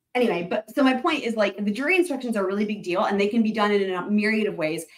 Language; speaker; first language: English; native; English